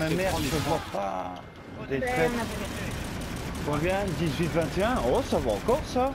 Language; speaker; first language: French; native; French